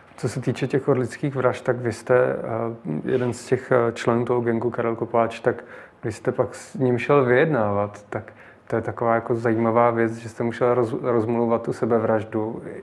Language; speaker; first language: Czech; native; Czech